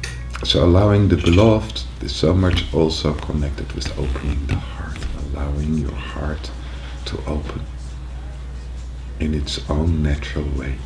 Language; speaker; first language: English; non-native, fluent; Dutch